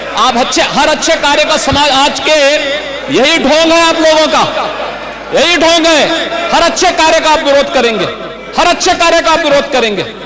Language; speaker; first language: Hindi; native; Hindi